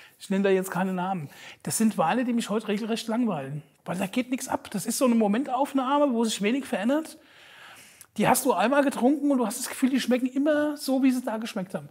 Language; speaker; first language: German; native; German